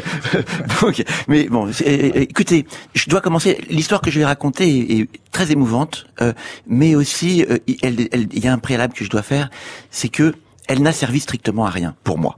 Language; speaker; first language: French; native; French